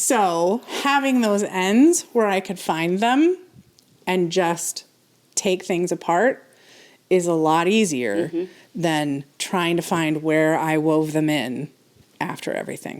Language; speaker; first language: English; native; English